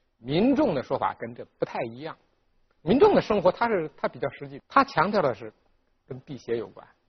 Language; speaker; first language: Chinese; native; Chinese